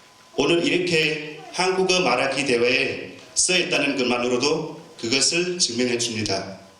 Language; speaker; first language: Korean; non-native, learner; Vietnamese